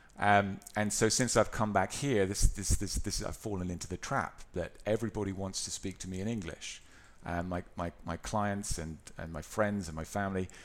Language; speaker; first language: English; native; English